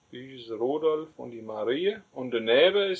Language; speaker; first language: German; native; German